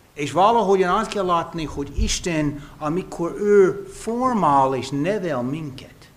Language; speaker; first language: Hungarian; non-native, fluent; English